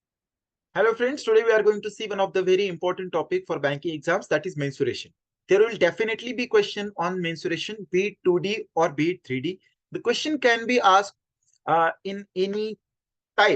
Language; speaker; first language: English; non-native, local second language; Hindi